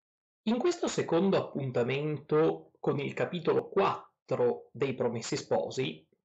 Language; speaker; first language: Italian; native; Italian